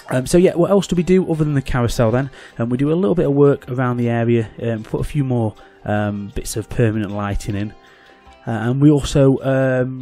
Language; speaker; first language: English; native; English